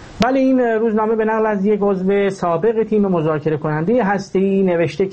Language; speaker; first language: Persian; native; Persian